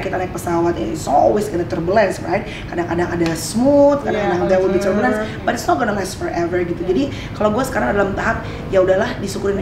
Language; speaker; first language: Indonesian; native; Indonesian